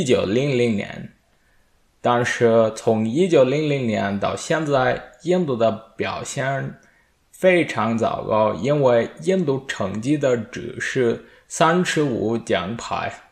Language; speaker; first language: Chinese; non-native, learner; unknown